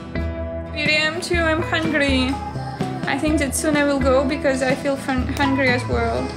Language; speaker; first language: English; non-native, learner; Ukrainian